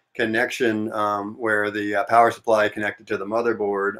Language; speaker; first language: English; native; English